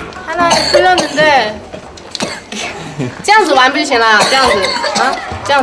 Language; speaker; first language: Chinese; native; Chinese